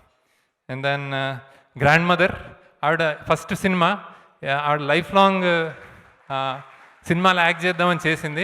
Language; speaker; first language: Telugu; native; Telugu